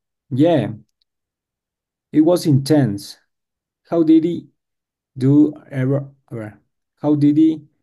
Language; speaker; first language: English; non-native, learner; Spanish